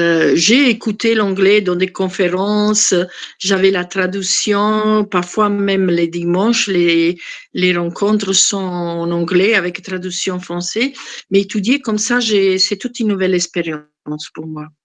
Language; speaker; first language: French; non-native, fluent; Italian